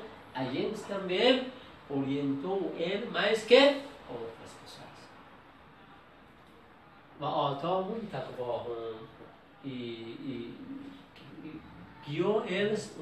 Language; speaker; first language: Portuguese; non-native, learner; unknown